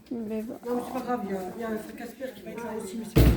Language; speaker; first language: French; native; French